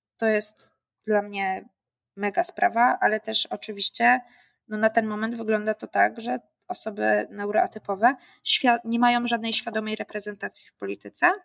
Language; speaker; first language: Polish; native; Polish